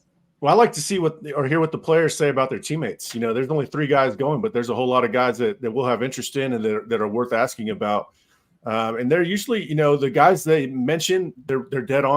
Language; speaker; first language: English; native; English